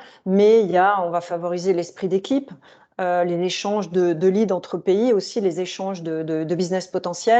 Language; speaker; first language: French; native; French